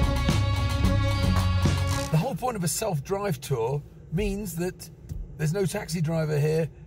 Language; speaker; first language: English; native; English